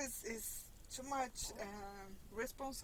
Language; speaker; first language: English; non-native, learner; Portuguese